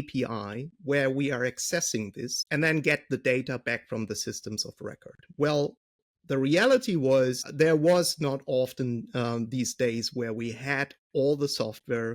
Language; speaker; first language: English; non-native, fluent; German